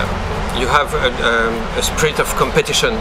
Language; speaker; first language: English; non-native, learner; French